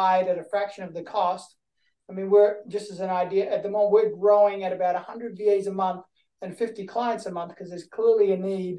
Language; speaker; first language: English; native; English